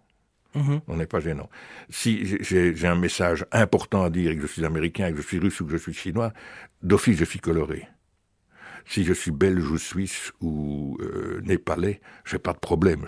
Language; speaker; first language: French; native; French